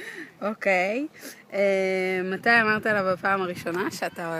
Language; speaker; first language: Hebrew; native; Hebrew